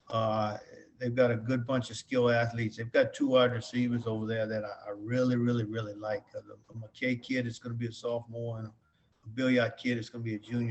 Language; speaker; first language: English; native; English